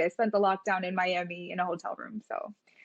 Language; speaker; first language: English; native; English